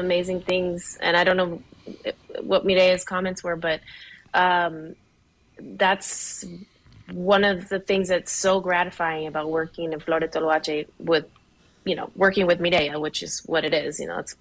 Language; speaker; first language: English; native; English